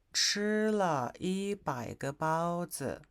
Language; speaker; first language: Chinese; non-native, fluent; Mongolian